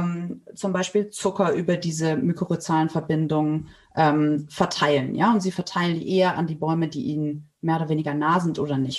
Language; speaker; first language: German; native; German